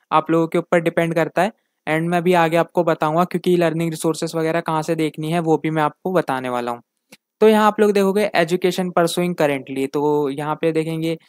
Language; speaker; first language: Hindi; native; Hindi